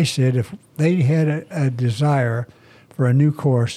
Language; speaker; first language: English; native; English